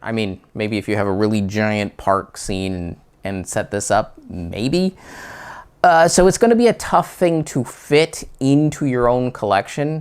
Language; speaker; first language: English; native; English